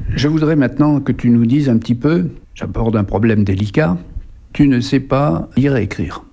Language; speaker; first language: French; native; French